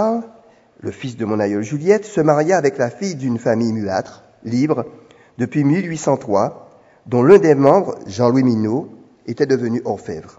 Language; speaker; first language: French; native; French